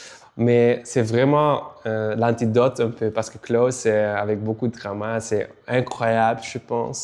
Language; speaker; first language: French; non-native, local second language; Dutch